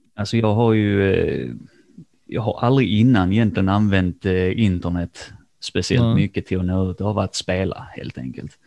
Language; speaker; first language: Swedish; native; Swedish